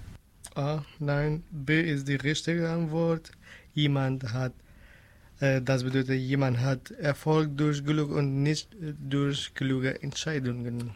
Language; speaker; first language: German; non-native, learner; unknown